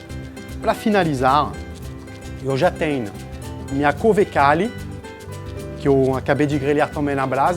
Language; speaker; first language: Portuguese; non-native, fluent; French